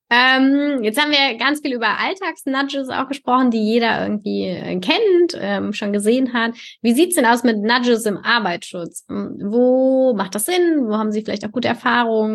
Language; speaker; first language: German; native; German